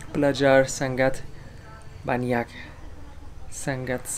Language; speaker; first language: Indonesian; non-native, learner; German